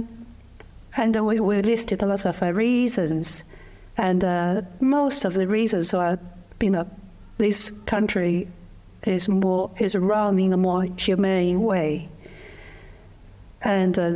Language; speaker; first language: English; non-native, fluent; Chinese